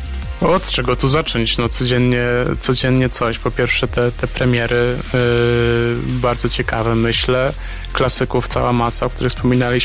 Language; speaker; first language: Polish; native; Polish